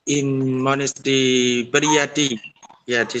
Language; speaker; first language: English; non-native, learner; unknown